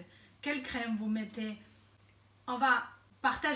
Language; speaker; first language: French; non-native, fluent; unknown